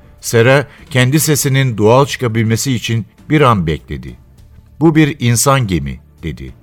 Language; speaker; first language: Turkish; native; Turkish